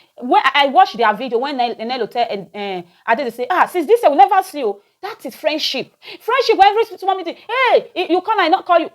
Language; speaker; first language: Nigerian Pidgin; native; Nigerian Pidgin